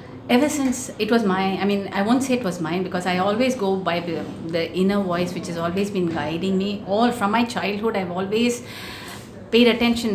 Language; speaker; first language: English; non-native, local second language; Tamil